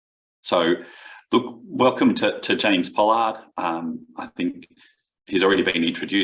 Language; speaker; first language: English; native; English